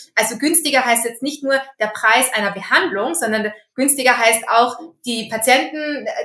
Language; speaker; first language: German; early bilingual, other home language; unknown